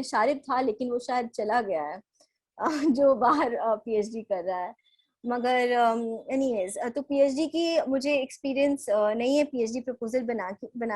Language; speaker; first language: Hindi; native; Hindi